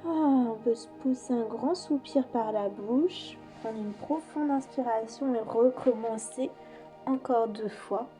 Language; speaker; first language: French; native; French